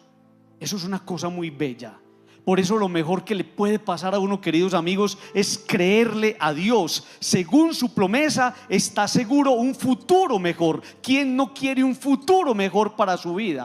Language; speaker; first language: Spanish; native; Spanish